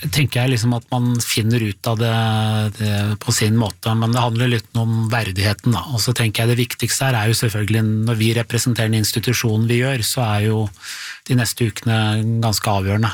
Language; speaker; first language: Norwegian; native; Norwegian